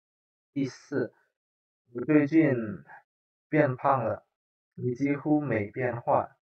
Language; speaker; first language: Chinese; non-native, fluent; Indonesian